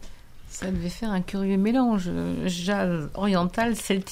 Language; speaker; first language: French; native; French